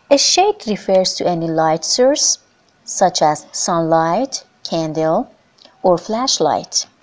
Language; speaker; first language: English; non-native, fluent; Persian